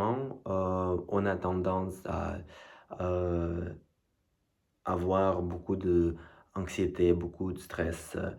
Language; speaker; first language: French; non-native, learner; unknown